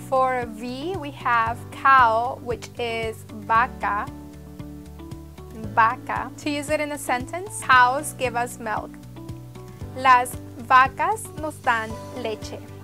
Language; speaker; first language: English; early bilingual, other home language; Spanish